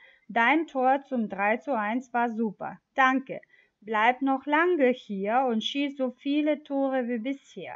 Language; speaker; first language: German; non-native, fluent; Macedonian